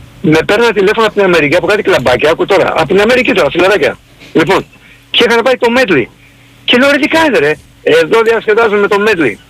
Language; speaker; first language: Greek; early bilingual, heritage; Greek